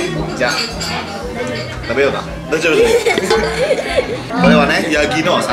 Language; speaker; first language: Japanese; non-native, fluent; Indonesian